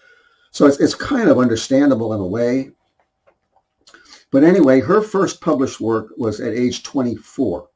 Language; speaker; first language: English; native; English